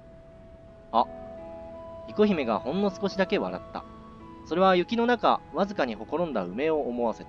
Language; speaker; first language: Japanese; native; Japanese